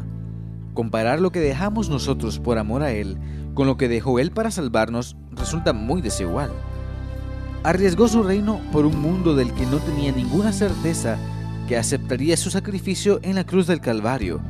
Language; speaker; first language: Spanish; native; Spanish